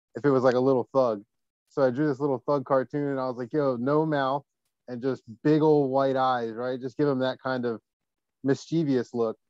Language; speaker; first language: English; native; English